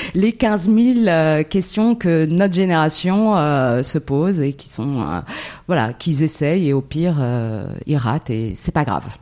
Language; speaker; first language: French; non-native, local second language; Arabic